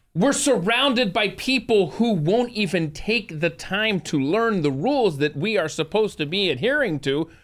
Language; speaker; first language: English; native; English